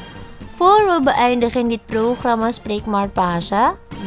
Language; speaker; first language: Dutch; non-native, fluent; Indonesian